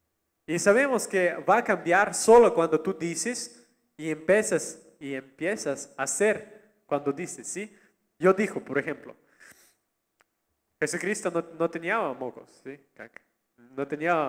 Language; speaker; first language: Spanish; non-native, learner; Russian